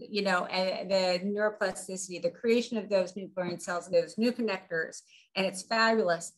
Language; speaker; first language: English; native; English